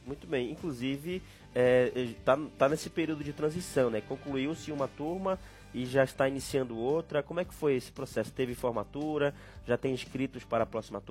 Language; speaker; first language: Portuguese; native; Portuguese